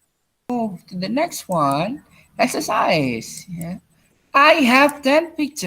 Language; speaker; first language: English; non-native, learner; Indonesian